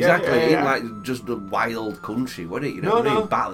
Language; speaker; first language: English; native; English